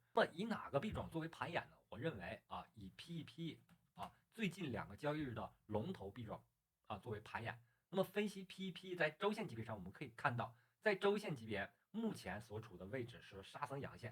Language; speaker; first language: Chinese; native; Chinese